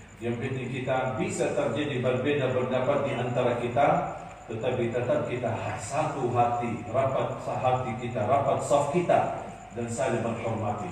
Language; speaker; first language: Indonesian; non-native, fluent; Arabic